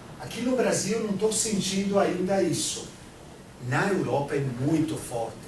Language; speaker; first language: Portuguese; non-native, fluent; Italian